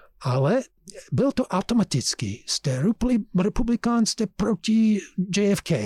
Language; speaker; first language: Czech; non-native, fluent; English